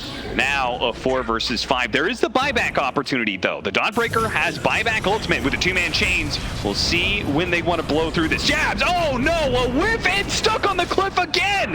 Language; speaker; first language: English; native; English